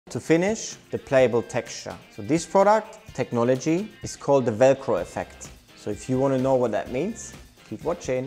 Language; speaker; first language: English; non-native, fluent; German